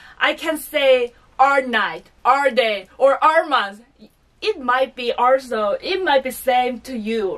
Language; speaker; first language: English; non-native, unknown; Korean